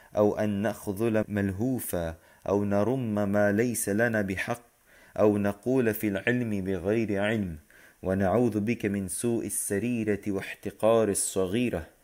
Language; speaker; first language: Arabic; non-native, fluent; Turkish